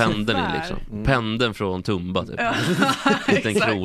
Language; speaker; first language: Swedish; native; Swedish